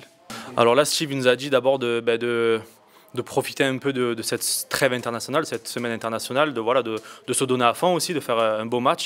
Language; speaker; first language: French; native; French